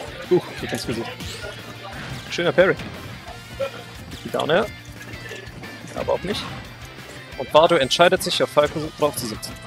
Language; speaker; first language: German; native; German